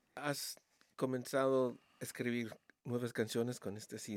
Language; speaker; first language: Spanish; early bilingual, heritage; Spanish